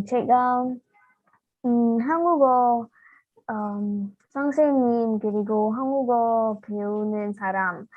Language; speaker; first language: Korean; non-native, learner; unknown